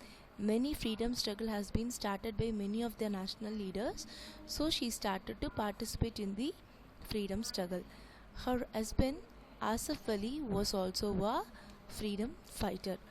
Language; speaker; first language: English; non-native, local second language; Tamil